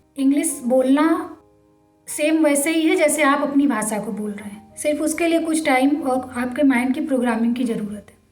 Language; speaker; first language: Hindi; native; Hindi